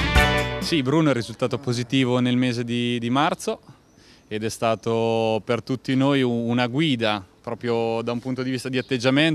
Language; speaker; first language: Italian; native; Italian